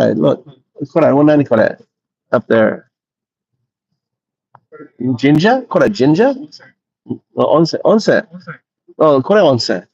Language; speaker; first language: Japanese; non-native, learner; English